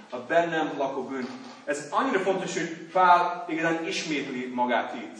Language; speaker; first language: Hungarian; non-native, fluent; English